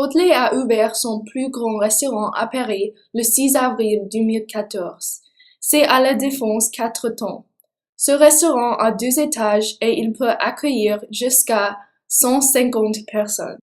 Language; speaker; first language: French; non-native, learner; English